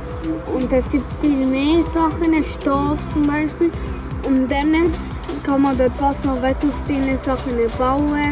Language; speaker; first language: German; early bilingual, other home language; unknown